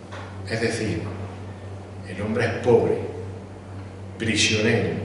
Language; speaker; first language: Spanish; native; Spanish